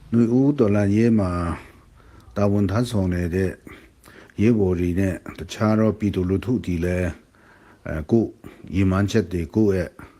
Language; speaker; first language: Burmese; non-native, local second language; Kachin